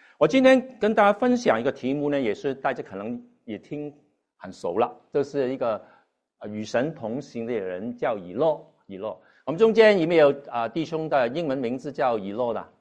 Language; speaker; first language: Chinese; non-native, local second language; Cantonese